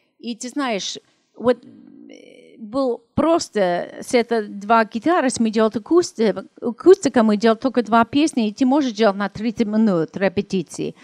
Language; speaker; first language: Russian; non-native, learner; English